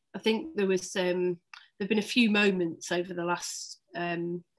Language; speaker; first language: English; native; English